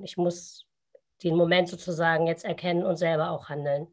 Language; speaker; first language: German; native; German